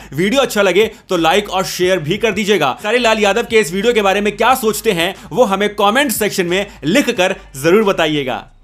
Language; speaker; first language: Hindi; native; Hindi